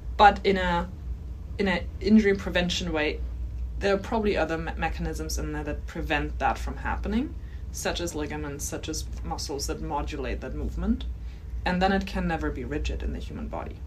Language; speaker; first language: English; non-native, fluent; German